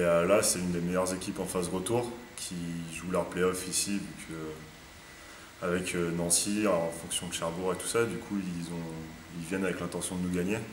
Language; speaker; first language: French; native; French